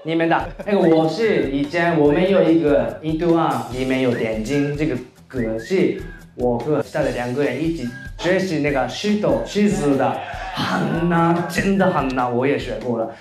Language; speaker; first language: Chinese; non-native, fluent; Japanese